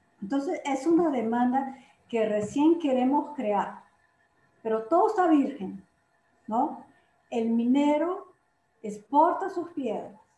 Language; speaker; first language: Spanish; non-native, fluent; Portuguese